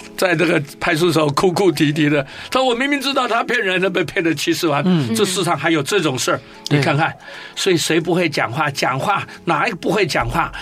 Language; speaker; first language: Chinese; native; Chinese